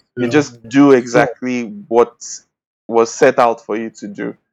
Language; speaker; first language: English; non-native, local second language; Bini